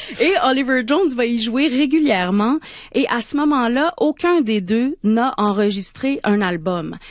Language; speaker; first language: French; native; French